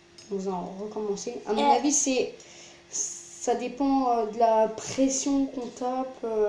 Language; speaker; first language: French; native; French